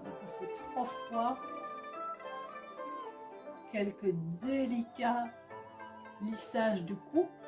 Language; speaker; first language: French; native; French